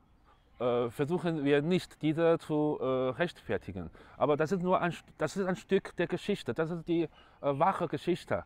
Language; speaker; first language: German; non-native, fluent; Chinese